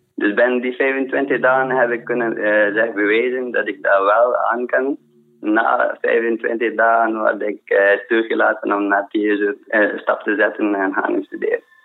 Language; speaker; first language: Dutch; non-native, fluent; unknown